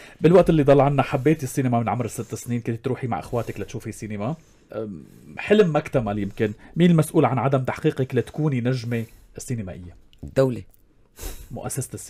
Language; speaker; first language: Arabic; native; Arabic